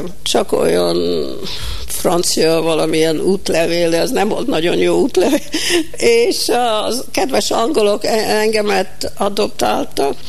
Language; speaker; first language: Hungarian; early bilingual, heritage; Hungarian